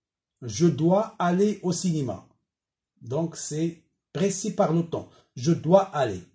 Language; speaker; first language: French; non-native, local second language; Arabic